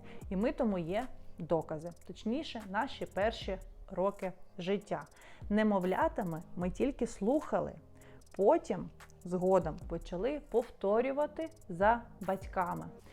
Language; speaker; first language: Ukrainian; non-native, local second language; Russian